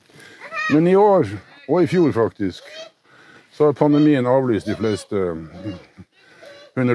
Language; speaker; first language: Norwegian; native; Norwegian